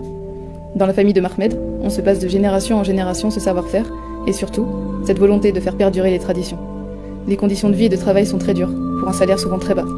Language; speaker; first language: French; native; French